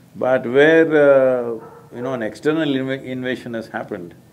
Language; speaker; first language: English; non-native, local second language; Kannada